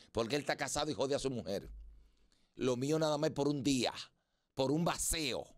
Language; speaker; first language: Spanish; native; Spanish